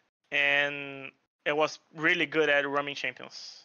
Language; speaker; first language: English; non-native, fluent; Portuguese